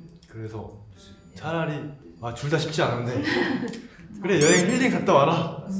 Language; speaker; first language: Korean; native; Korean